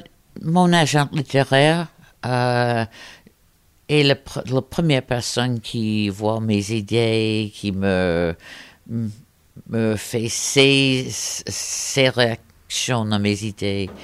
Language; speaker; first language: French; non-native, fluent; English